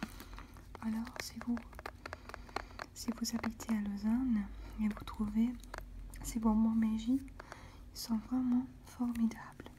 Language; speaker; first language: French; non-native, fluent; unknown